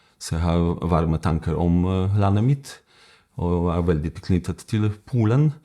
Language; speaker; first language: Norwegian; non-native, fluent; Polish